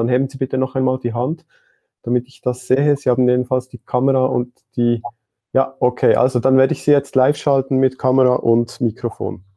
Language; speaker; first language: German; native; German